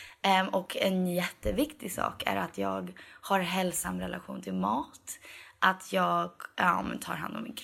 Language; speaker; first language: Swedish; early bilingual, heritage; Swedish